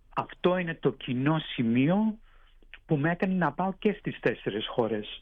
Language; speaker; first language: Greek; early bilingual, heritage; Greek